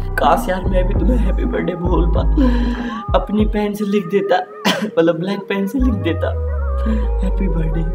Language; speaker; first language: Hindi; native; Hindi